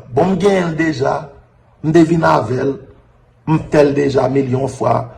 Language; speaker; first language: Haitian Creole; early bilingual, heritage; Haitian Creole